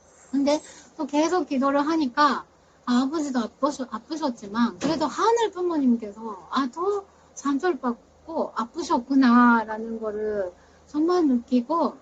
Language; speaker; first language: Korean; non-native, fluent; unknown